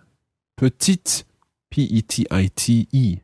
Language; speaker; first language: French; non-native, fluent; English